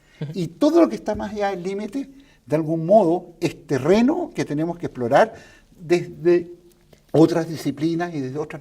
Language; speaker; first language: Spanish; native; Spanish